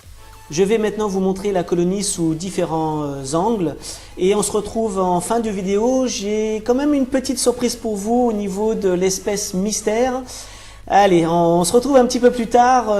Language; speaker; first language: French; native; French